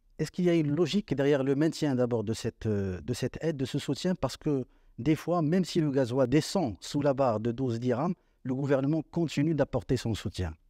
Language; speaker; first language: French; non-native, local second language; Arabic